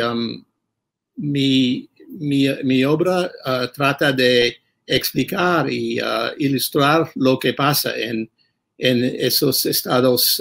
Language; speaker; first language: Spanish; non-native, fluent; English